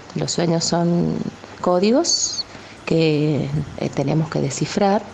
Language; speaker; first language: Spanish; native; Spanish